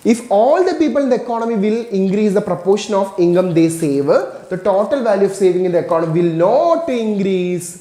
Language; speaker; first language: English; non-native, local second language; Malayalam